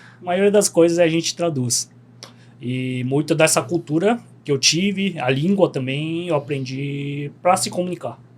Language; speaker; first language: Portuguese; early bilingual, other home language; Korean